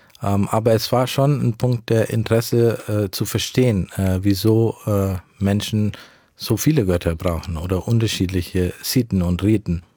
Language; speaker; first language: German; early bilingual, heritage; German